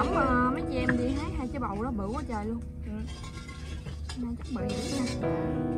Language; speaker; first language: Vietnamese; native; Vietnamese